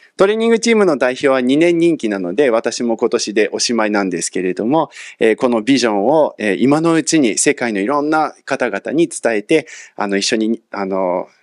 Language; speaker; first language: Japanese; early bilingual, other home language; English